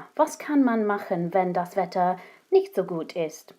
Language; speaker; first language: German; non-native, fluent; English